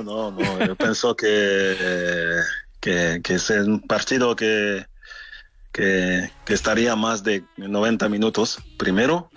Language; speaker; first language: Spanish; non-native, fluent; French